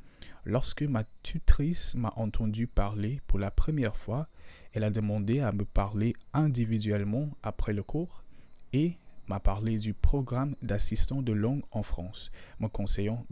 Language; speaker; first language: French; non-native, fluent; English